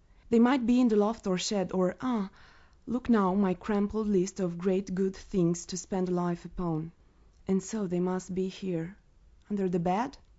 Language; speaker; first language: English; non-native, fluent; Romanian